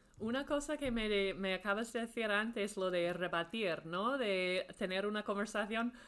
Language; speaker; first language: Spanish; non-native, fluent; English